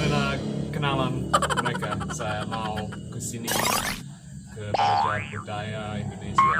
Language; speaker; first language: Indonesian; non-native, fluent; English